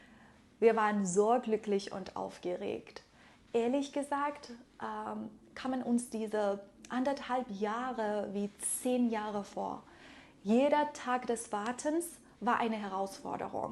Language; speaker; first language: German; non-native, fluent; Persian